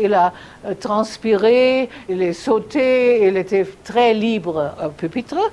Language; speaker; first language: French; non-native, fluent; German